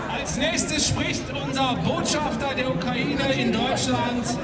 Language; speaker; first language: German; non-native, fluent; Ukrainian